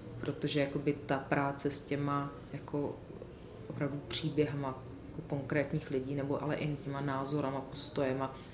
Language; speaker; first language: Czech; native; Czech